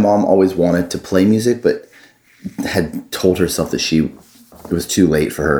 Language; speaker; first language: English; native; English